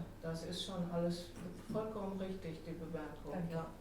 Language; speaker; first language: German; non-native, fluent; Hungarian